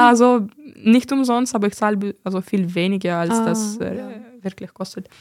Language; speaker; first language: German; non-native, fluent; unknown